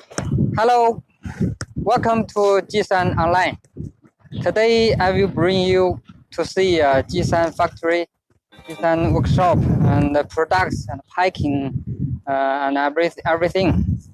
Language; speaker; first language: English; non-native, learner; Chinese